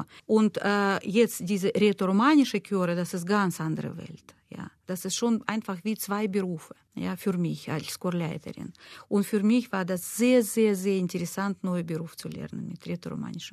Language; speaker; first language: German; non-native, learner; Russian